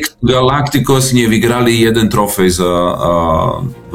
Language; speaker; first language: Polish; non-native, learner; Serbian